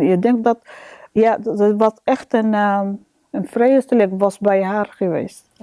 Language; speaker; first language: Dutch; non-native, learner; Arabic